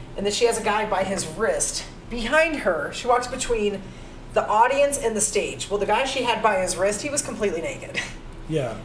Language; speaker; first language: English; native; English